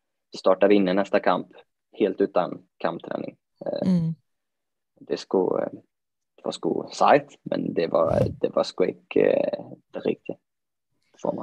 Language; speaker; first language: Swedish; native; Swedish